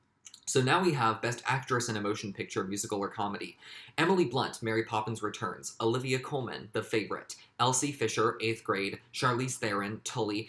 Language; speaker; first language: English; native; English